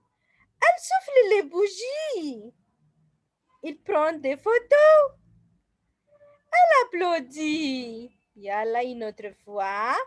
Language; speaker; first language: French; non-native, fluent; Arabic